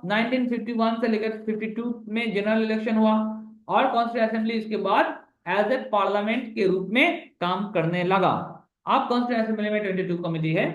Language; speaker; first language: Hindi; non-native, local second language; Bangla